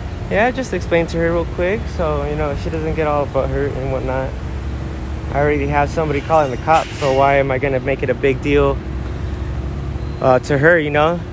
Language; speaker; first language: English; early bilingual, other home language; Spanish